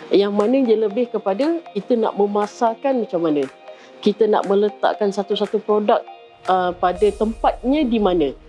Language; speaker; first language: Malay; native; Malay